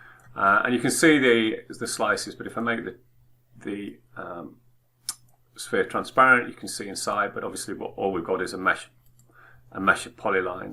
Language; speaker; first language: English; native; English